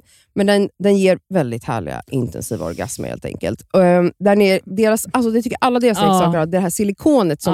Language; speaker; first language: Swedish; native; Swedish